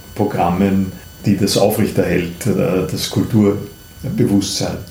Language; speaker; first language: German; native; German